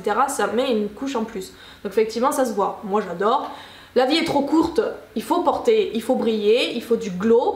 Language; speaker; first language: French; native; French